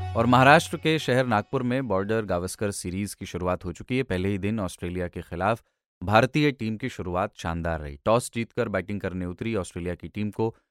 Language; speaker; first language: Hindi; native; Hindi